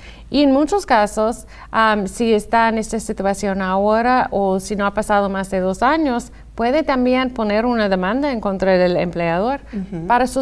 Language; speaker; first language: Spanish; non-native, fluent; English